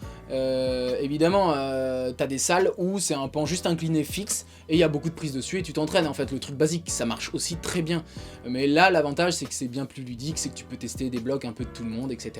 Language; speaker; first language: French; native; French